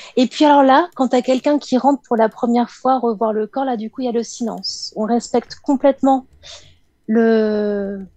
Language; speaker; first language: French; native; French